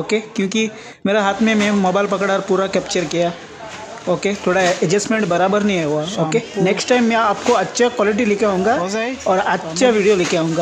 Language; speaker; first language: Hindi; non-native, local second language; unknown